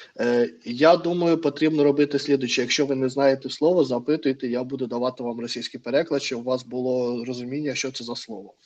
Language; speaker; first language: Ukrainian; non-native, fluent; Russian